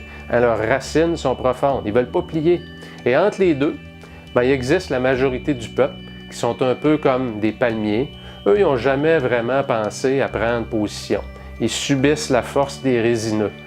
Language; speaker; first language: French; native; French